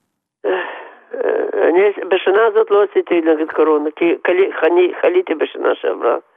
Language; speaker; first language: Hebrew; non-native, fluent; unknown